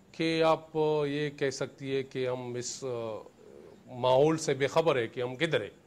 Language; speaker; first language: Urdu; non-native, local second language; Pashto